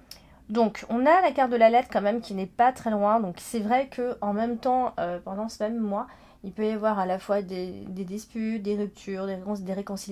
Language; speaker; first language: French; native; French